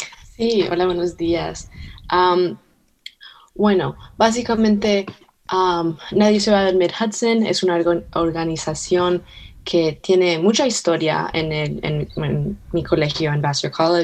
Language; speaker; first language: Spanish; early bilingual, heritage; Spanish